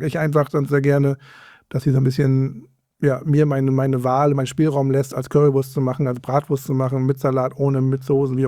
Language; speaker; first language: German; native; German